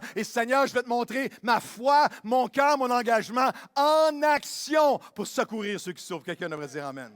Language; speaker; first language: French; native; French